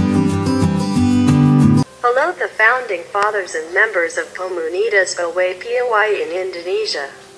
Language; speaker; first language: English; non-native, fluent; Javanese